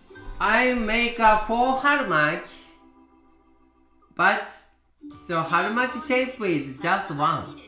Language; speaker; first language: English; non-native, learner; Japanese